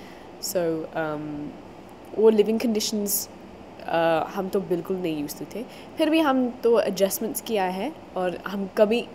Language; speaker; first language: Hindi; non-native, learner; English